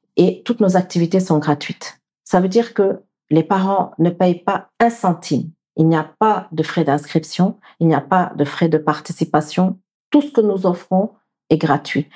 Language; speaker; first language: French; non-native, local second language; Wolof